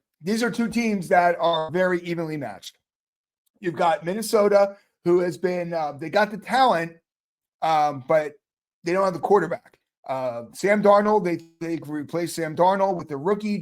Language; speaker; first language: English; native; English